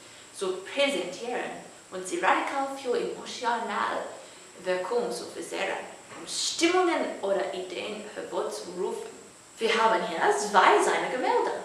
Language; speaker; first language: German; non-native, learner; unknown